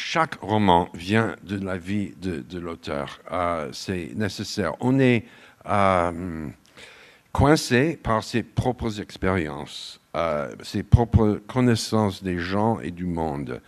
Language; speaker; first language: French; non-native, fluent; English